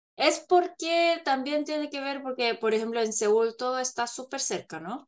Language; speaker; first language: Spanish; non-native, fluent; Korean